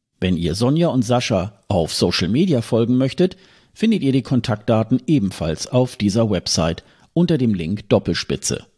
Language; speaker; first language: German; native; German